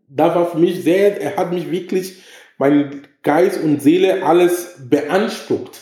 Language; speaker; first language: German; non-native, fluent; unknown